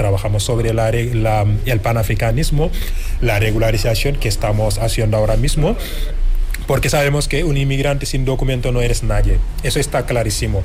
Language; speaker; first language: Spanish; non-native, fluent; Wolof